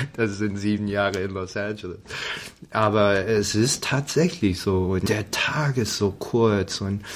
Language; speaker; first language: German; non-native, fluent; English